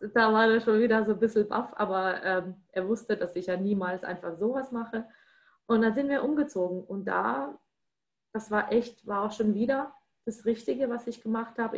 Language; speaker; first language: German; non-native, fluent; Russian